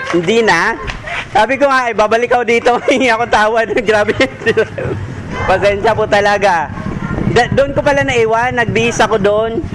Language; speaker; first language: Filipino; native; Filipino